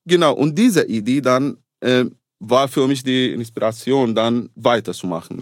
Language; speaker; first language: German; non-native, fluent; Arabic